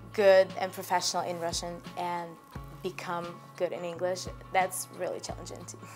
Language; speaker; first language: English; non-native, fluent; Russian